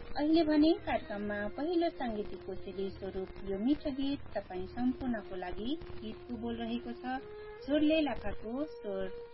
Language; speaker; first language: Nepali; non-native, local second language; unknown